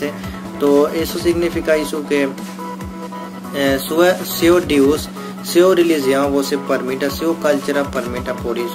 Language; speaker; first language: Portuguese; non-native, learner; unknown